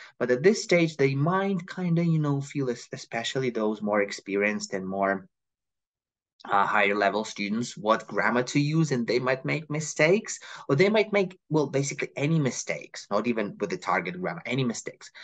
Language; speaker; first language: English; non-native, fluent; Ukrainian